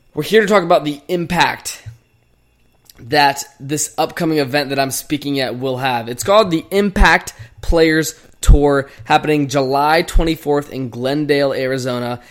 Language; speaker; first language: English; native; English